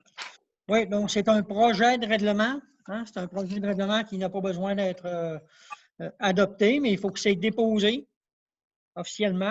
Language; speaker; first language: French; native; French